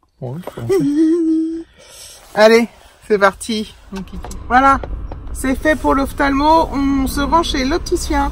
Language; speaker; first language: French; native; French